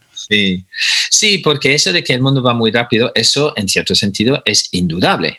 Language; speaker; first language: Spanish; non-native, fluent; English